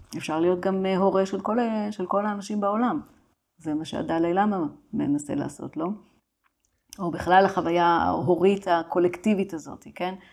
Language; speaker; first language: Hebrew; native; Hebrew